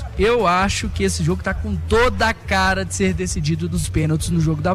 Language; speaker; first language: Portuguese; native; Portuguese